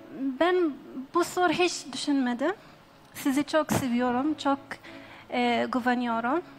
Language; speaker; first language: Turkish; non-native, learner; Arabic